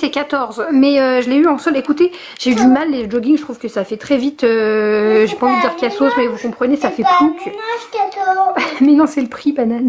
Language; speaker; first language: French; native; French